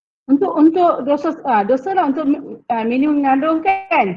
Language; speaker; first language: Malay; non-native, local second language; Telugu